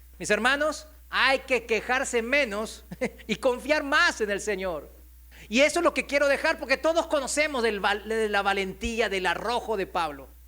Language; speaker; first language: Spanish; non-native, fluent; Korean